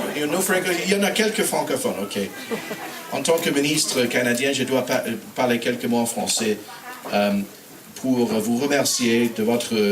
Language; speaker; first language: French; non-native, learner; English